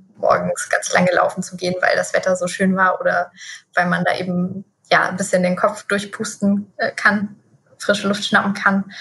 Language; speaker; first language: German; native; German